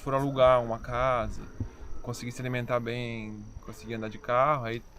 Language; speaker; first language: Portuguese; native; Portuguese